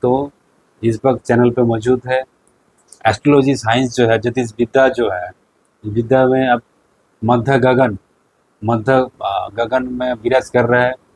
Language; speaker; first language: Hindi; non-native, local second language; Bangla